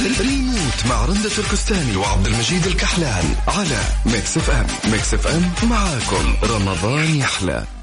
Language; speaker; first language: Arabic; native; Arabic